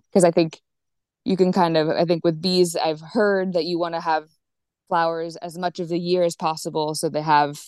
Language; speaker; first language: English; native; English